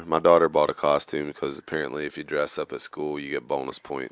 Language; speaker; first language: English; native; English